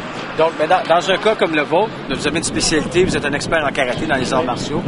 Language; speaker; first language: French; native; French